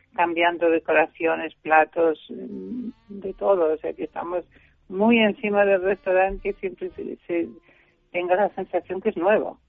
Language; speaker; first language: Spanish; non-native, fluent; German